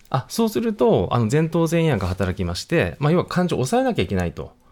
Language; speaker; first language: Japanese; native; Japanese